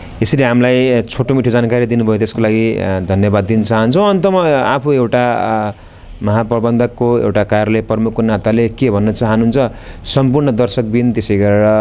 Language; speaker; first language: Nepali; native; Nepali